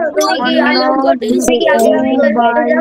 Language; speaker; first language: English; non-native, learner; Bangla